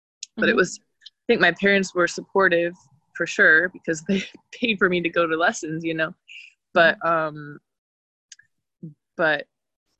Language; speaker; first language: English; native; English